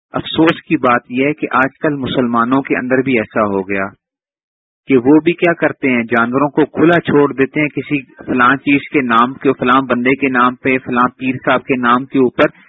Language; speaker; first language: Urdu; native; Urdu